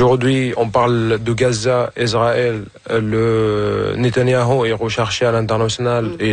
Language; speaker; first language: French; non-native, fluent; Arabic